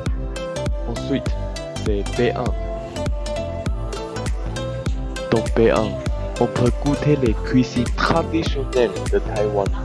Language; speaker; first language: French; non-native, learner; Chinese